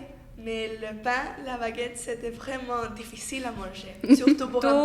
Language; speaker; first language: French; non-native, fluent; Spanish